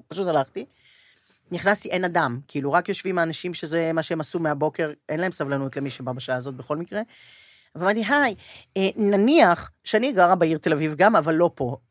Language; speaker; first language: Hebrew; native; Hebrew